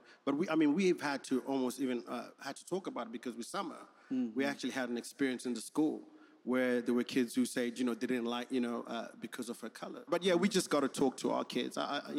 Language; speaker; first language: English; non-native, local second language; Shona